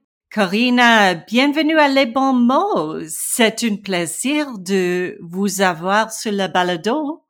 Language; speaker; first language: French; non-native, learner; English